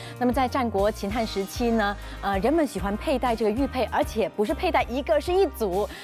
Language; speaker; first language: Chinese; native; Chinese